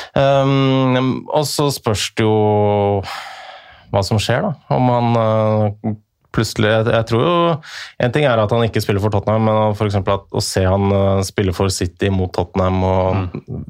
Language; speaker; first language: Norwegian; native; Norwegian